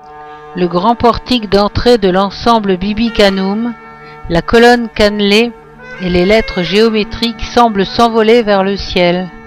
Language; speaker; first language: French; native; French